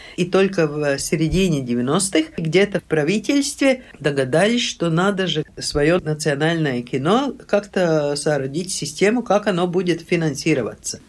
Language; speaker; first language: Russian; non-native, local second language; Latvian